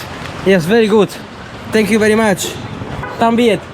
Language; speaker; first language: English; non-native, learner; Slovak